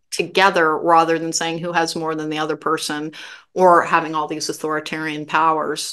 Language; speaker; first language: English; native; English